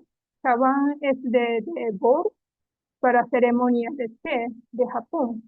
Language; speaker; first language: Spanish; non-native, learner; Japanese